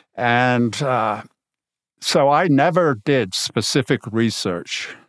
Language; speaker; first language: English; native; English